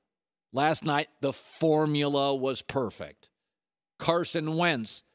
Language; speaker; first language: English; native; English